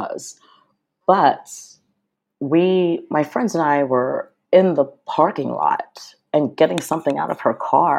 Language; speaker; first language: English; native; English